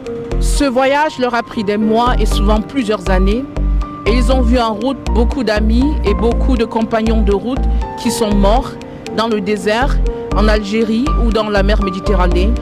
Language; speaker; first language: French; native; French